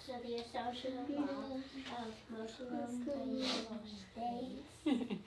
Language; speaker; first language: English; native; English